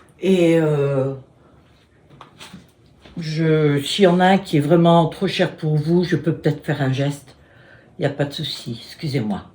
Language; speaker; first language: French; native; French